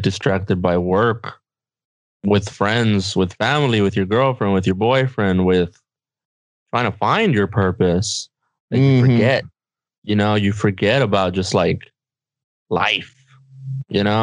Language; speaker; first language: English; non-native, fluent; Spanish